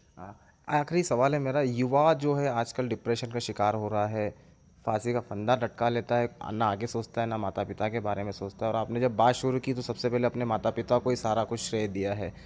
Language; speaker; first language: Hindi; native; Hindi